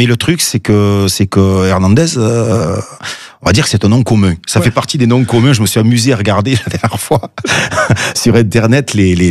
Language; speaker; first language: French; native; French